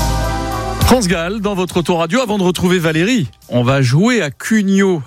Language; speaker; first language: French; native; French